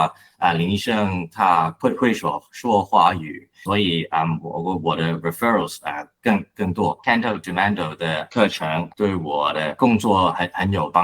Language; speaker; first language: Chinese; non-native, learner; Cantonese